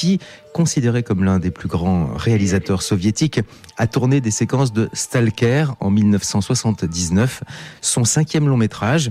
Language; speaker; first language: French; native; French